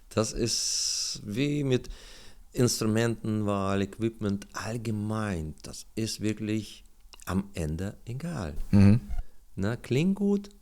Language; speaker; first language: German; non-native, learner; Russian